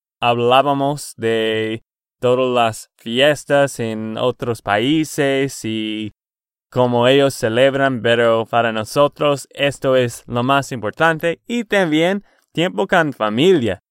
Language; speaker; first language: Spanish; non-native, learner; English